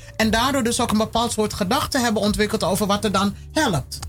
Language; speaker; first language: Dutch; early bilingual, other home language; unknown